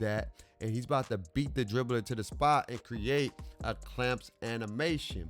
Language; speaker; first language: English; native; English